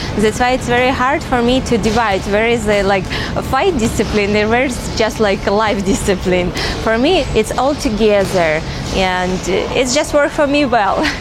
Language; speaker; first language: English; non-native, fluent; Chinese